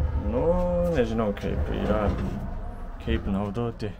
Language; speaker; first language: Lithuanian; non-native, learner; Japanese